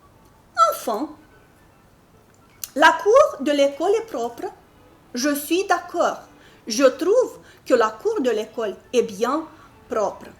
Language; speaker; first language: French; non-native, fluent; Romanian